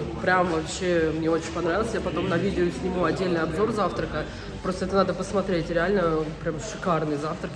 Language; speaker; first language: Russian; native; Russian